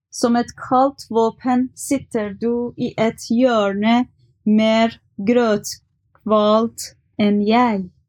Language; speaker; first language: Norwegian; non-native, learner; Persian